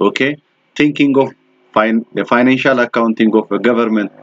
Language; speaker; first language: English; non-native, local second language; Amharic